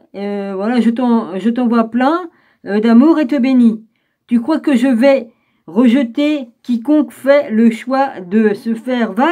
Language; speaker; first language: French; native; French